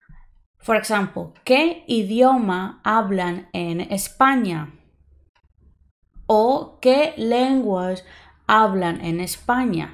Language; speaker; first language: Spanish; non-native, fluent; English